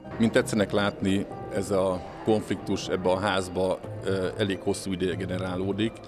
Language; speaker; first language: Hungarian; native; Hungarian